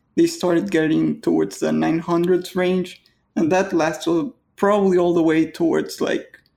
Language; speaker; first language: English; non-native, fluent; Spanish